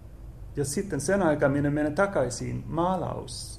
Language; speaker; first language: Finnish; non-native, learner; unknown